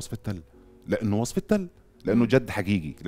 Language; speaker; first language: Arabic; native; Arabic